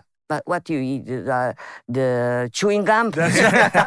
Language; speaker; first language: English; non-native, learner; Italian